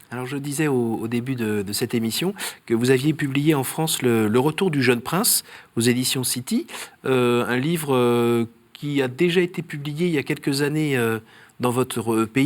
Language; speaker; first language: French; native; French